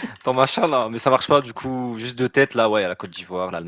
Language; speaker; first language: French; native; French